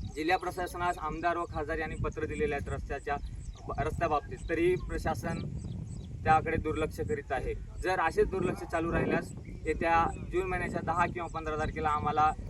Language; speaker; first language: Marathi; non-native, local second language; Lambadi